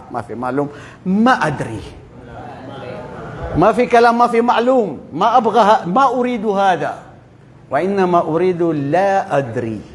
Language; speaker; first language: Arabic; non-native, fluent; Filipino